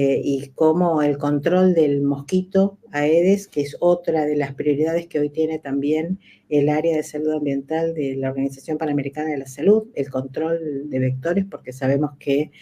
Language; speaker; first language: Spanish; native; Spanish